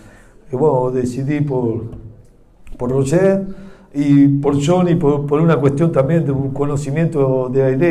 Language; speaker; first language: Portuguese; non-native, learner; Spanish